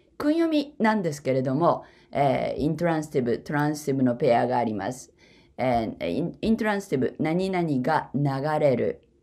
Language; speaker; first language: Japanese; native; Japanese